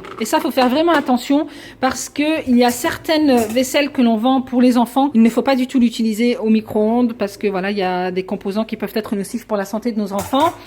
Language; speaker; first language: French; native; French